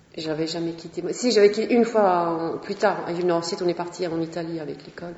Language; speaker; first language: French; non-native, fluent; Swedish